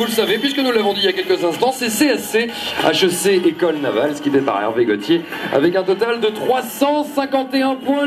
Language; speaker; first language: French; native; French